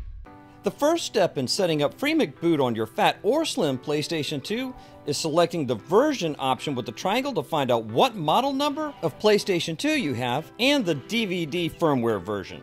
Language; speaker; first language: English; native; English